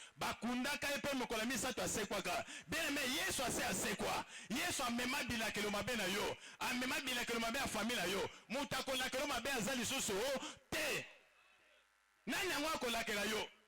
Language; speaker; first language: Lingala; native; Lingala